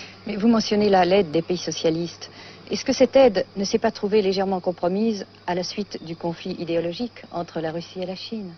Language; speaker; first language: French; native; French